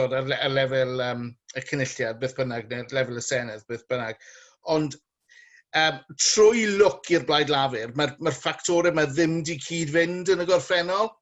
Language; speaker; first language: Welsh; native; Welsh